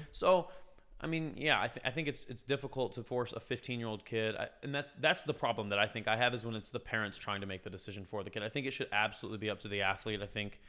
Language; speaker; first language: English; native; English